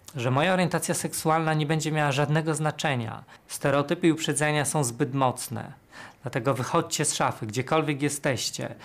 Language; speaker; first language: Polish; native; Polish